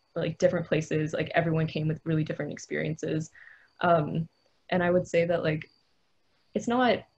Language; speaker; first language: English; native; English